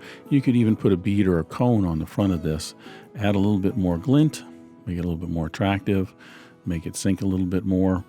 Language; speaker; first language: English; native; English